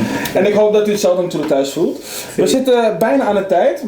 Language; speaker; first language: Dutch; native; Dutch